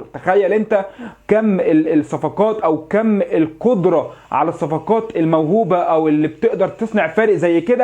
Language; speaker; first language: Arabic; native; Arabic